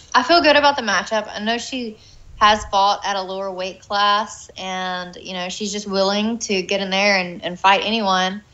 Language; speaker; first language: English; native; English